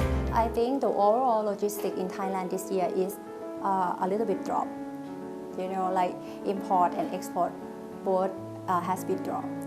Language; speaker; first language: English; non-native, learner; Thai